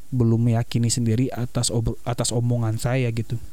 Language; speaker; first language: Indonesian; native; Indonesian